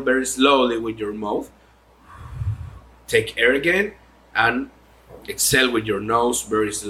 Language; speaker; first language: English; non-native, learner; Spanish